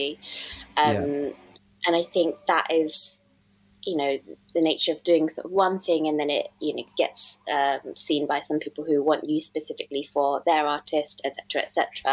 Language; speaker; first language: English; native; English